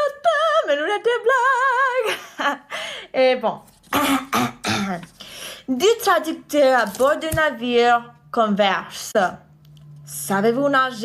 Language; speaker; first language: French; non-native, learner; English